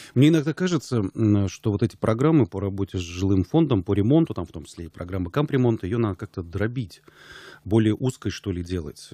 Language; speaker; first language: Russian; native; Russian